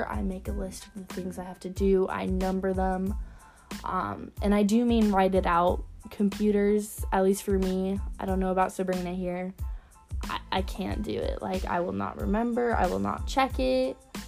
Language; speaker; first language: English; native; English